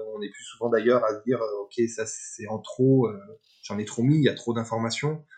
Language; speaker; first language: French; native; French